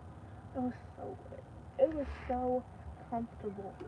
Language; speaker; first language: English; native; English